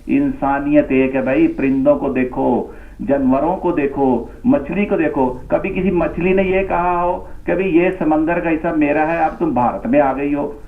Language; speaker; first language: Urdu; non-native, local second language; Punjabi